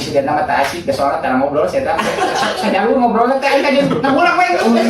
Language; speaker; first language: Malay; non-native, local second language; Sundanese